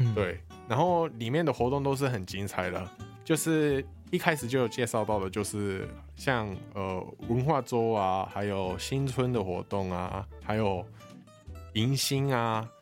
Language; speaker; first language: Chinese; non-native, fluent; Japanese